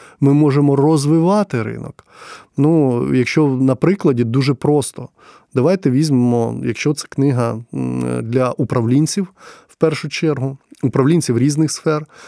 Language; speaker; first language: Ukrainian; non-native, local second language; Russian